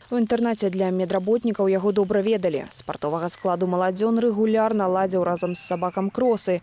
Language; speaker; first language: Belarusian; native; Belarusian